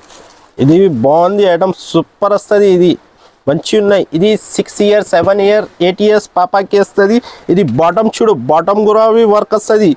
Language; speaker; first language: Telugu; non-native, local second language; Urdu